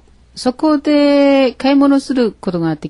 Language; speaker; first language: Japanese; non-native, learner; Chinese